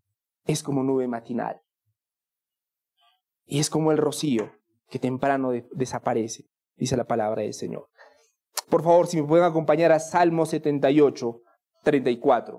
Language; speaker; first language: Spanish; native; Spanish